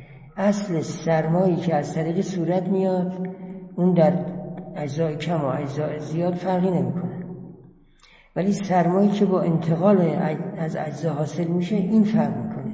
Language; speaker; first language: Persian; native; Persian